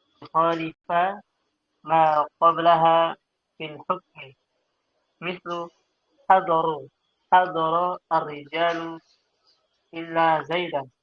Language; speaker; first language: Arabic; non-native, learner; Indonesian